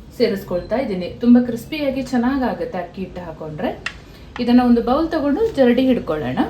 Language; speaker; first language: Kannada; native; Kannada